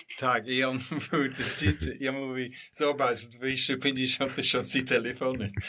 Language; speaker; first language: Polish; non-native, fluent; English